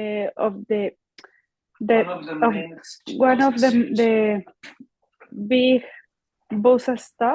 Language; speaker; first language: English; non-native, learner; Spanish